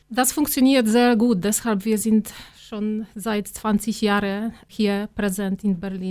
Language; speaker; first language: German; non-native, fluent; Polish